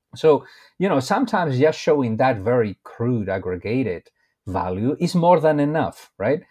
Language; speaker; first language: English; non-native, fluent; Spanish